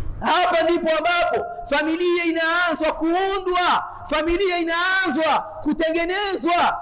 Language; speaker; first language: Swahili; native; Swahili